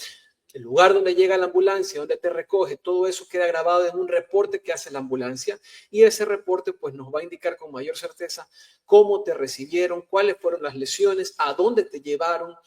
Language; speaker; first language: Spanish; native; Spanish